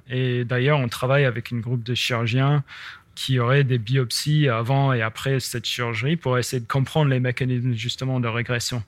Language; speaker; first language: French; non-native, fluent; English